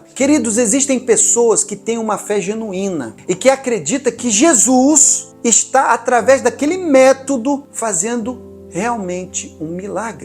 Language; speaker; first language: Portuguese; native; Portuguese